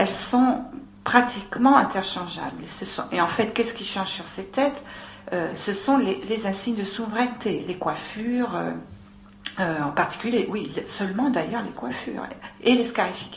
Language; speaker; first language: French; native; French